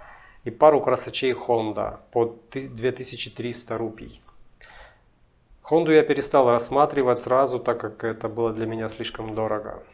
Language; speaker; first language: Russian; native; Russian